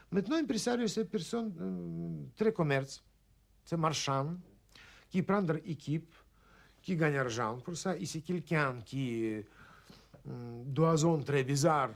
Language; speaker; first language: French; non-native, learner; Russian